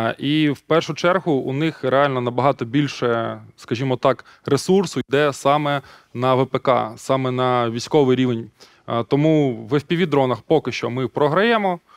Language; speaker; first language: Ukrainian; non-native, local second language; Russian